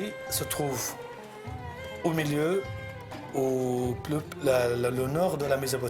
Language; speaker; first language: French; non-native, fluent; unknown